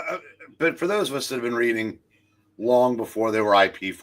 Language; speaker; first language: English; native; English